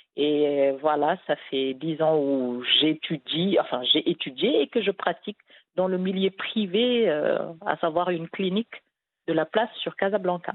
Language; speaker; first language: French; non-native, local second language; Wolof